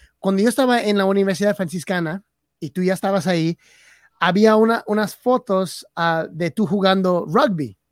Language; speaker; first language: Spanish; early bilingual, heritage; Spanish